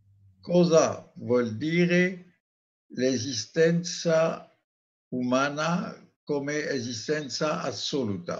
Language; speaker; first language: Italian; non-native, fluent; French